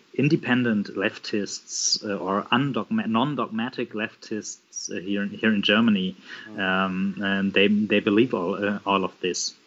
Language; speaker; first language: English; non-native, fluent; German